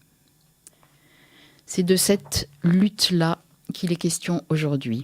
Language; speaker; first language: French; native; French